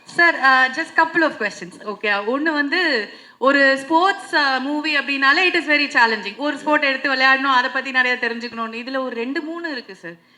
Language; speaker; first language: Tamil; native; Tamil